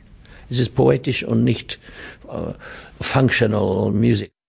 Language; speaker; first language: German; non-native, fluent; English